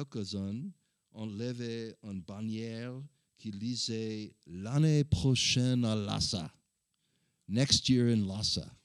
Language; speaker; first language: French; non-native, learner; English